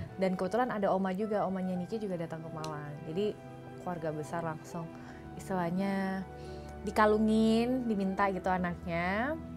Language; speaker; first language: Indonesian; native; Indonesian